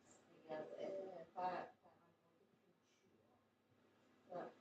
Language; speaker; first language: French; non-native, fluent; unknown